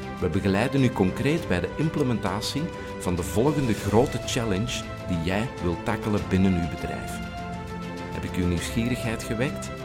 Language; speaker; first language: Dutch; native; Dutch